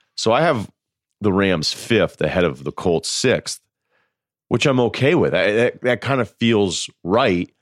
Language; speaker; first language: English; native; English